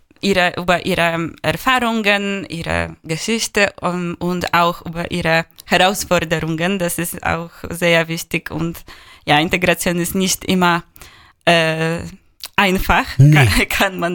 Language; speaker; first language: German; non-native, fluent; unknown